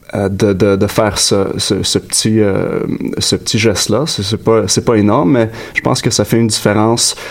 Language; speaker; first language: French; native; French